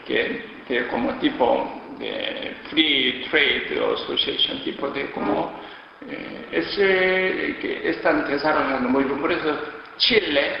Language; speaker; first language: Spanish; non-native, learner; Korean